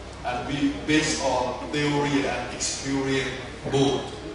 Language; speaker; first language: English; non-native, fluent; Thai